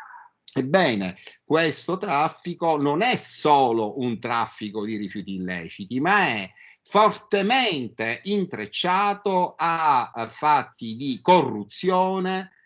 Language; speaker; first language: Italian; native; Italian